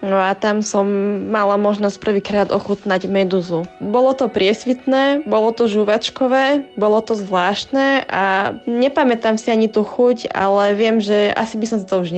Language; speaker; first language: Slovak; early bilingual, other home language; Vietnamese